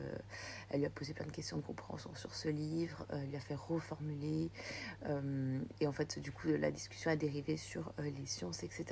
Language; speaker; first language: French; native; French